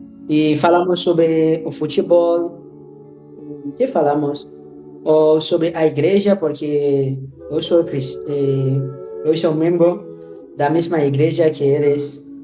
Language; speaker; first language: Portuguese; non-native, learner; Haitian Creole